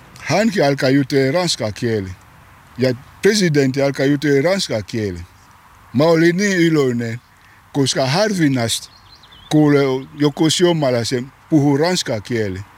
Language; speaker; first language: Finnish; non-native, learner; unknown